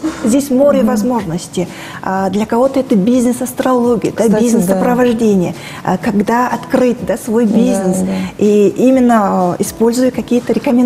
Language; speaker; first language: Russian; native; Russian